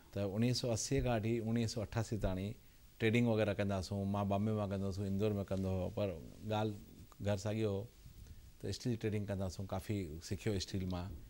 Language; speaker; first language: Sindhi; early bilingual, heritage; Sindhi